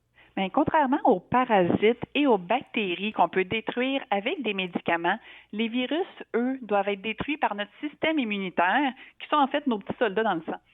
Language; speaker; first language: French; native; French